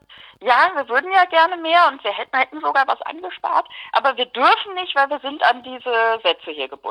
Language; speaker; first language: German; native; German